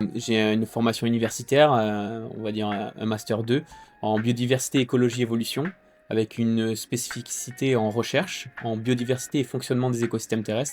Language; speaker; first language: French; native; French